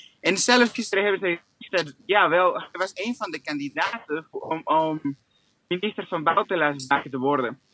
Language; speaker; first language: Dutch; non-native, fluent; English